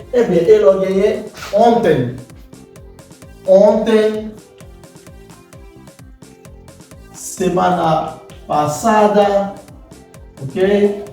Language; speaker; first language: Portuguese; non-native, fluent; Haitian Creole